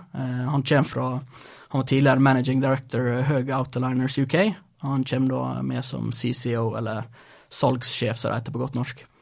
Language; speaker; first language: Norwegian; early bilingual, other home language; Swedish